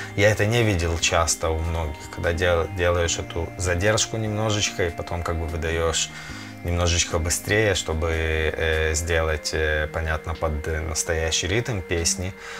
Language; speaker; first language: Russian; early bilingual, heritage; Russian